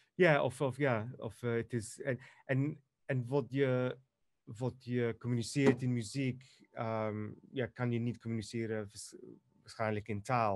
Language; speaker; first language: Dutch; non-native, fluent; Greek